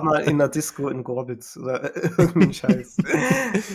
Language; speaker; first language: German; native; German